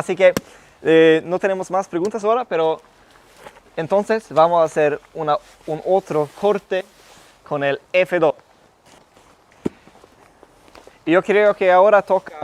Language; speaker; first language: Spanish; non-native, fluent; Swedish